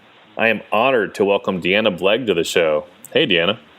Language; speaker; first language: English; native; English